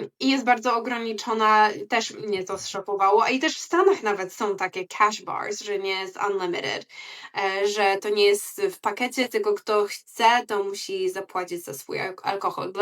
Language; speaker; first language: Polish; early bilingual, heritage; Polish